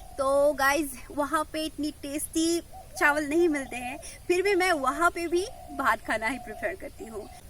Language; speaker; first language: Hindi; non-native, local second language; Assamese